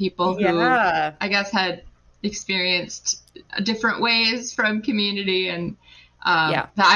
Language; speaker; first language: English; native; English